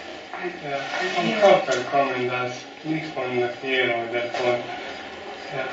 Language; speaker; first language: German; non-native, learner; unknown